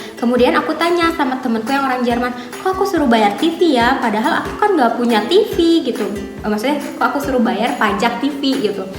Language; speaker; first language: Indonesian; native; Indonesian